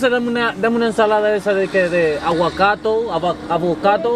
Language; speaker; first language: Spanish; early bilingual, heritage; Spanish